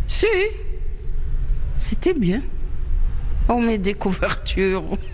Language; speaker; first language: French; non-native, learner; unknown